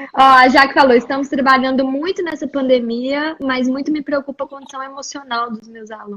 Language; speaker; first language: Portuguese; native; Portuguese